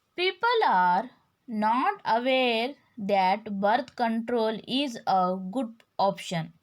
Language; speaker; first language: English; non-native, local second language; Kannada